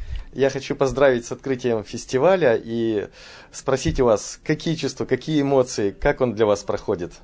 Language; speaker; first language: Russian; native; Russian